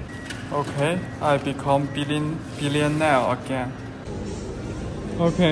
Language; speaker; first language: English; non-native, learner; Chinese